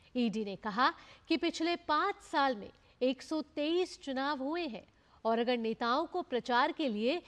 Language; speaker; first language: Hindi; native; Hindi